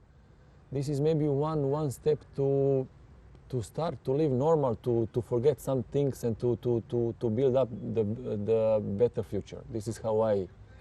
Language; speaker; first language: English; non-native, fluent; Serbian